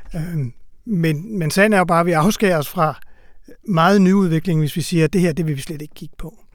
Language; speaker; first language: Danish; native; Danish